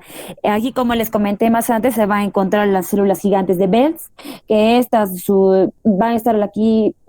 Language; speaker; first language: Spanish; native; Spanish